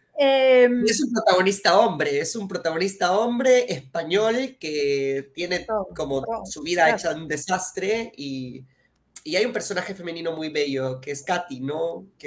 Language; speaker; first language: Spanish; native; Spanish